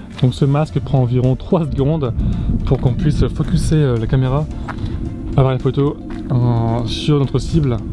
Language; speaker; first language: French; native; French